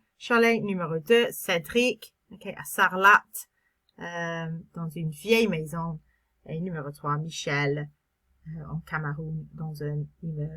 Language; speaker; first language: French; non-native, fluent; English